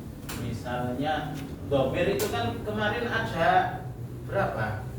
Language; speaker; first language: Indonesian; native; Indonesian